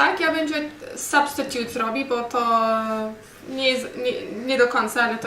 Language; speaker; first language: Polish; non-native, learner; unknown